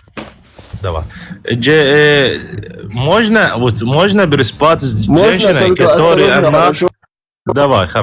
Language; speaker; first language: Russian; non-native, learner; Arabic